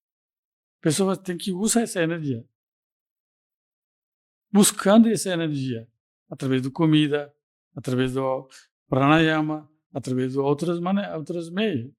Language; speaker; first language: Portuguese; non-native, fluent; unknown